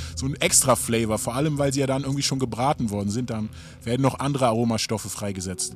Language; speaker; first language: German; native; German